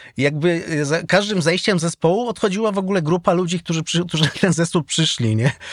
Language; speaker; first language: Polish; native; Polish